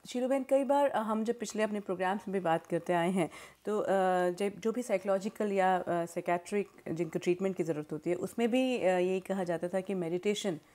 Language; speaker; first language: Hindi; native; Hindi